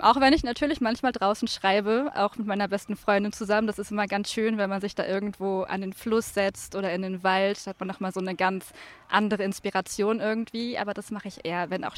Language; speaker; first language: German; native; German